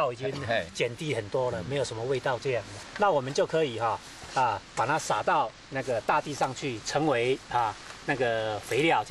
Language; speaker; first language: Chinese; native; Chinese